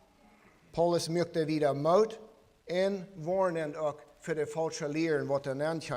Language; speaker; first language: German; non-native, learner; Plautdietsch